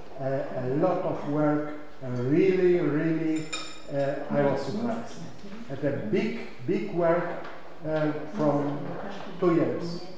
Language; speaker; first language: English; non-native, learner; Polish